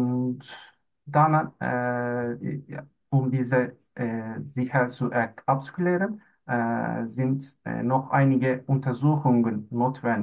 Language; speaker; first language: German; non-native, learner; Turkish